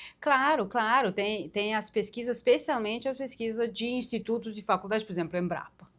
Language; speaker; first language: Portuguese; non-native, fluent; Romanian